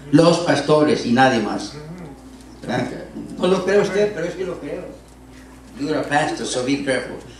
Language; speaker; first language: Spanish; native; Spanish